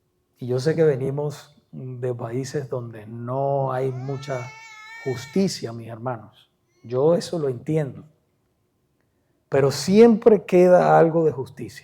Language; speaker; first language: Spanish; native; Spanish